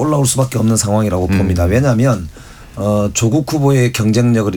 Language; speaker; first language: Korean; native; Korean